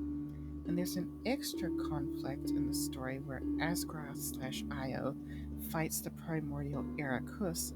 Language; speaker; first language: English; native; English